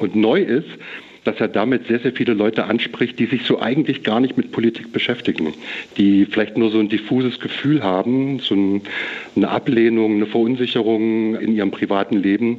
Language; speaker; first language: German; native; German